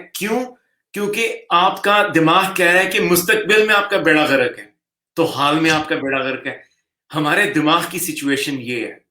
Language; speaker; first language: Urdu; non-native, local second language; Punjabi